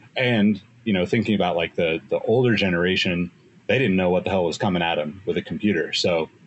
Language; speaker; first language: English; native; English